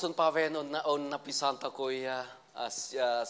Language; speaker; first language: Russian; non-native, learner; Vietnamese